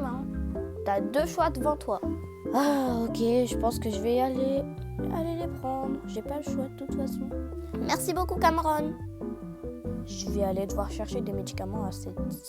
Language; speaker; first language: French; native; French